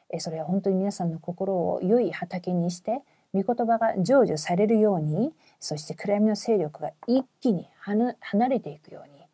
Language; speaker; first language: Japanese; non-native, fluent; Korean